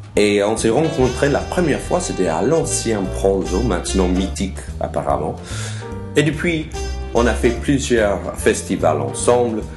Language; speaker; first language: French; non-native, fluent; English